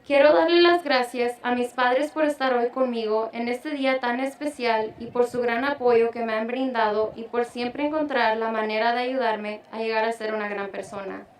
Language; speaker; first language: Spanish; early bilingual, other home language; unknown